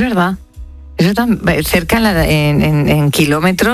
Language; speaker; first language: Spanish; native; Spanish